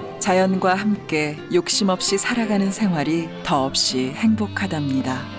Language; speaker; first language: Korean; native; Korean